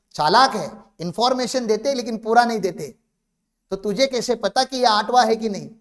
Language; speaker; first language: Hindi; non-native, local second language; Marathi